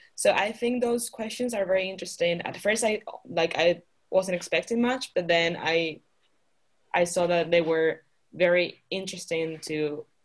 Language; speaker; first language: English; non-native, fluent; Spanish